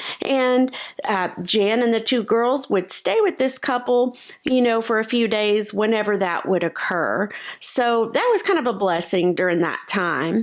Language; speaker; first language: English; native; English